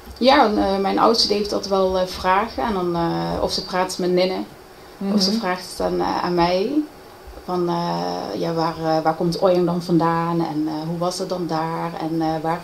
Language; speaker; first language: Dutch; native; Dutch